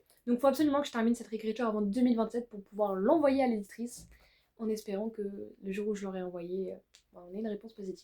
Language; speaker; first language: French; native; French